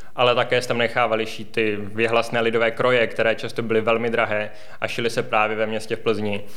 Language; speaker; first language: Czech; native; Czech